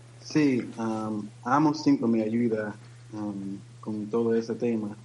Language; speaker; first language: Spanish; non-native, learner; English